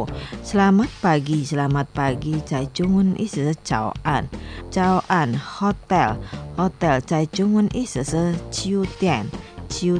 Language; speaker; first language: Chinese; non-native, learner; Indonesian